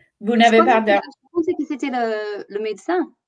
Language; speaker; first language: French; non-native, fluent; English